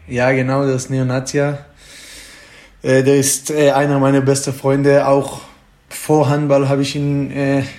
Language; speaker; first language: German; non-native, learner; Hebrew